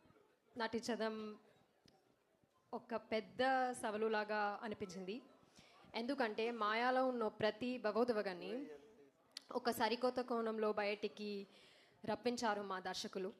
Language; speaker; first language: Telugu; non-native, learner; Malayalam